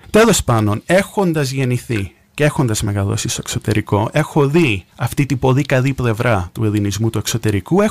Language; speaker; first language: Greek; early bilingual, heritage; Greek